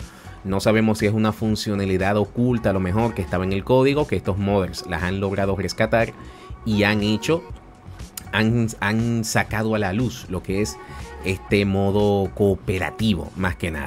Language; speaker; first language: Spanish; native; Spanish